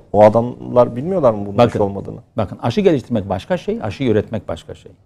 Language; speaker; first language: Turkish; native; Turkish